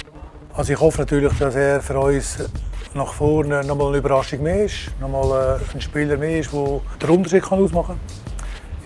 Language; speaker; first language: German; native; German